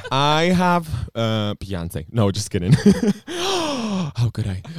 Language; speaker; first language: English; non-native, fluent; Romanian